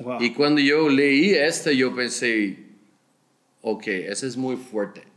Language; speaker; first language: Spanish; non-native, learner; Dutch